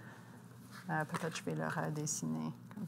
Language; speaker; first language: French; non-native, local second language; English